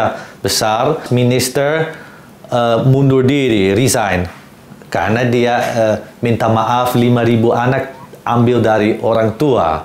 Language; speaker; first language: Indonesian; non-native, fluent; Dutch